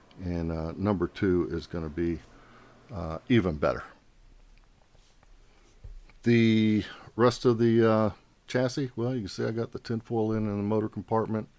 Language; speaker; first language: English; native; English